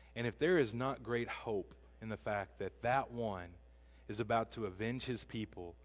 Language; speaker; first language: English; native; English